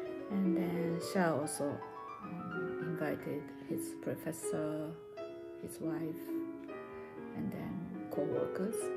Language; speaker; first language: English; non-native, fluent; Japanese